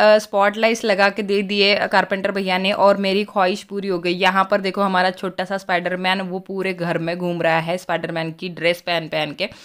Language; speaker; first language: Hindi; native; Hindi